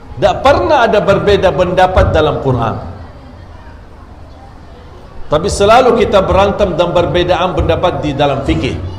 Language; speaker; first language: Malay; non-native, fluent; Arabic